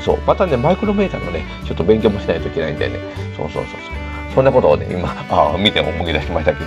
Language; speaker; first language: Japanese; native; Japanese